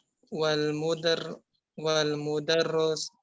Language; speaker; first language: Arabic; non-native, learner; Indonesian